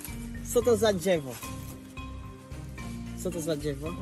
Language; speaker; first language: Polish; non-native, learner; Swahili